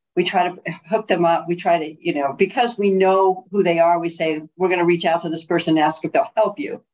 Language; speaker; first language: English; native; English